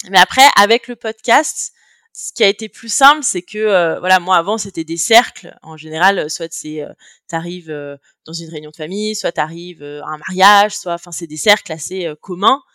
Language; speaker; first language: French; native; French